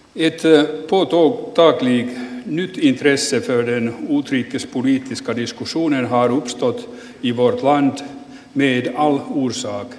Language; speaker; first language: Swedish; non-native, local second language; Finnish